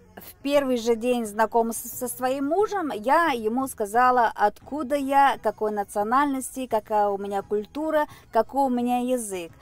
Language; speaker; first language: Russian; non-native, local second language; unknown